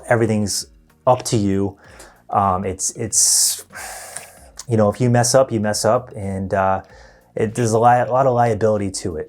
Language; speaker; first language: English; native; English